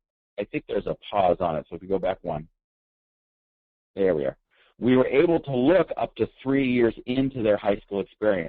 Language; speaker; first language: English; native; English